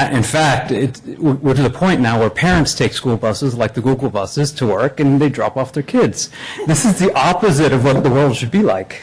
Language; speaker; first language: English; native; English